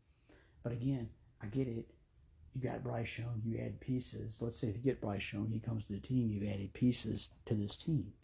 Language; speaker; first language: English; native; English